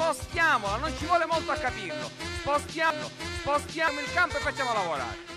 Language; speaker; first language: Italian; native; Italian